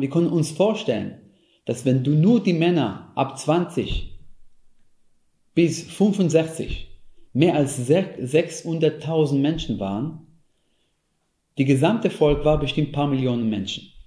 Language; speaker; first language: German; non-native, fluent; Hebrew